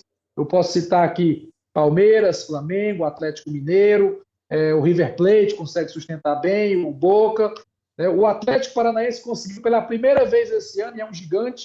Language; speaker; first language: Portuguese; native; Portuguese